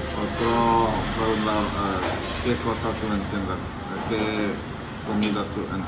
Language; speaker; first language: Spanish; non-native, learner; Malayalam